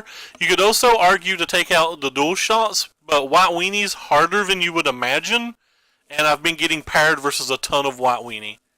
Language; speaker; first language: English; native; English